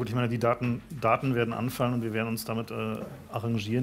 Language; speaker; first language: German; native; German